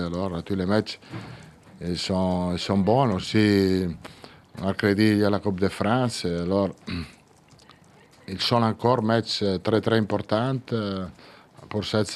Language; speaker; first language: French; non-native, fluent; Italian